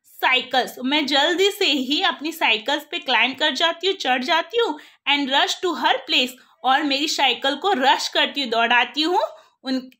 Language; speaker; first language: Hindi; non-native, local second language; Gujarati